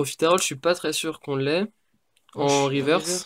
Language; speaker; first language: French; native; French